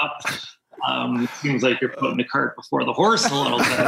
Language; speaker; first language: English; native; English